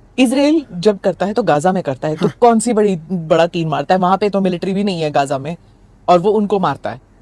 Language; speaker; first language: Hindi; native; Hindi